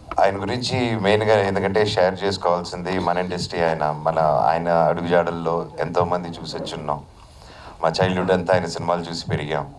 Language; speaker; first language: Telugu; native; Telugu